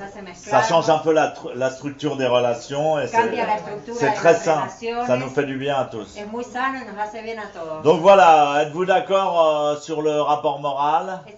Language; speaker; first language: French; native; French